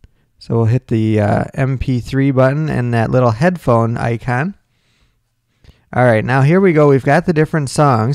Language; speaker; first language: English; native; English